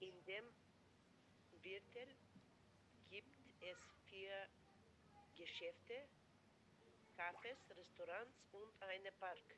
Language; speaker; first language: German; non-native, learner; Macedonian